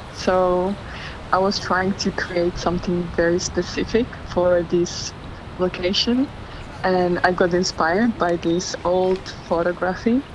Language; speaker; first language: English; non-native, fluent; Slovak